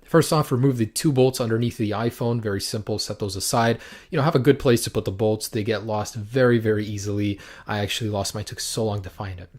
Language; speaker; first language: English; native; English